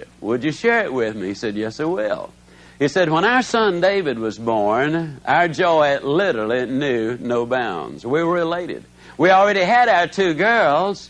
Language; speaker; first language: English; native; English